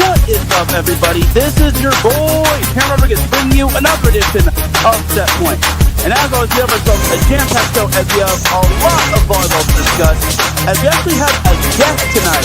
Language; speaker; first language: English; native; English